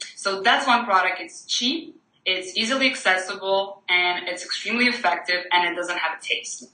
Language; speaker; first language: English; non-native, fluent; Ukrainian